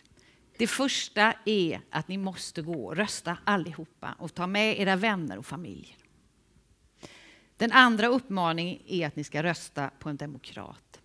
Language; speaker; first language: Swedish; native; Swedish